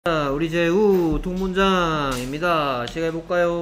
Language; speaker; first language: Korean; native; Korean